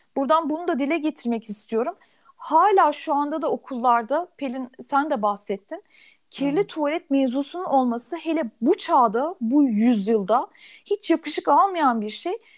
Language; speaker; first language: Turkish; native; Turkish